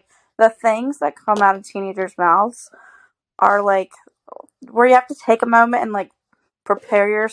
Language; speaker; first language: English; native; English